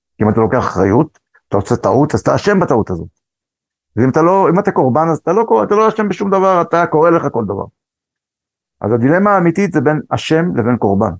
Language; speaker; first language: Hebrew; early bilingual, other home language; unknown